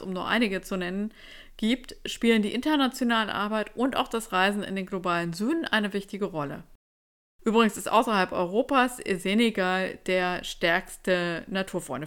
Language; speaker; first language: German; native; German